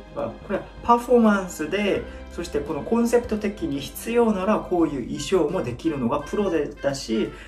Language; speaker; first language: Japanese; non-native, fluent; Korean